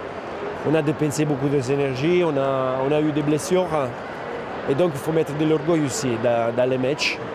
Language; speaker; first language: French; non-native, fluent; Italian